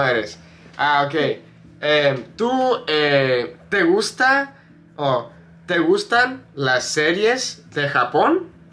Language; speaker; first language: Spanish; non-native, fluent; English